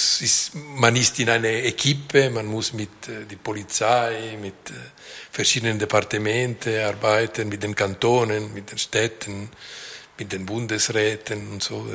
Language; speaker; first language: German; non-native, local second language; French